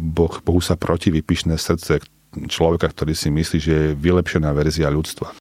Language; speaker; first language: Slovak; native; Slovak